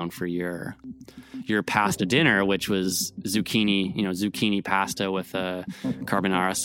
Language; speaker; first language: English; native; English